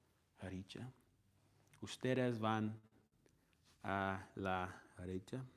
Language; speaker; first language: Spanish; non-native, learner; English